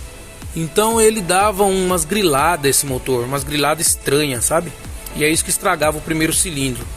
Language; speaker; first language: Portuguese; native; Portuguese